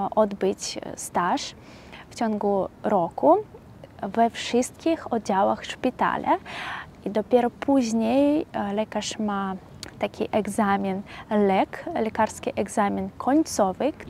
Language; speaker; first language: Polish; non-native, fluent; Russian